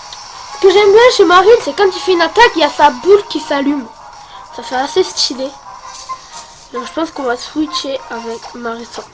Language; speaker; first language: French; native; French